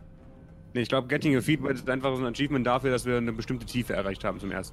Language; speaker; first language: German; native; German